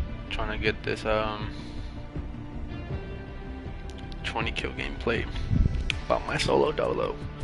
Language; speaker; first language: English; non-native, fluent; Spanish